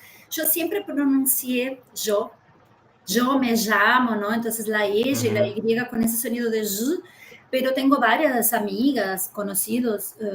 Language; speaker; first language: Spanish; early bilingual, heritage; Spanish